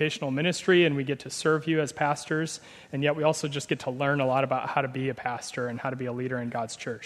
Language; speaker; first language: English; native; English